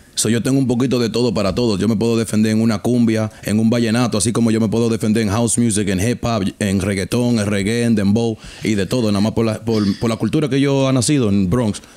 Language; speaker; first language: Spanish; early bilingual, heritage; Spanish